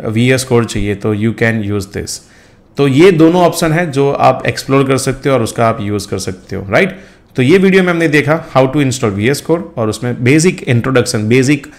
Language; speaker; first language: Hindi; non-native, local second language; Gujarati